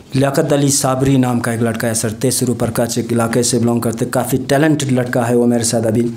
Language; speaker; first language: Hindi; non-native, local second language; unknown